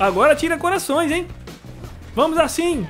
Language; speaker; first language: Portuguese; native; Portuguese